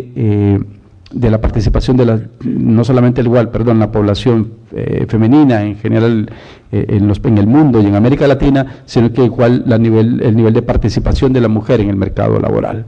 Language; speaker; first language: Spanish; native; Spanish